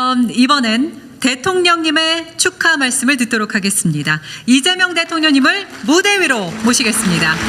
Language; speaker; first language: Korean; native; Korean